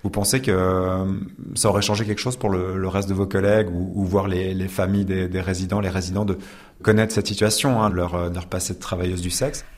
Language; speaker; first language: French; native; French